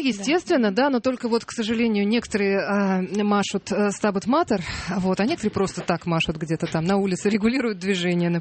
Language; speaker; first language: Russian; native; Russian